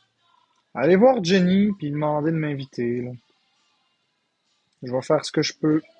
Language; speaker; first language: French; native; French